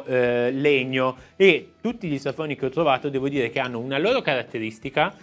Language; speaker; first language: Italian; native; Italian